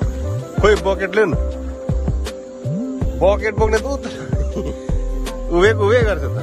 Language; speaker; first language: Nepali; native; Nepali